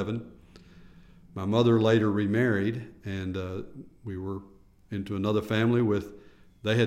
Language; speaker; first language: English; native; English